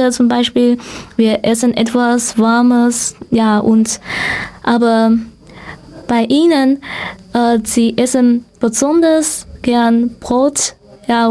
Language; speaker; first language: German; non-native, learner; Chinese